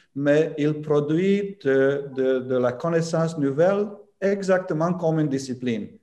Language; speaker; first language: French; non-native, fluent; Romanian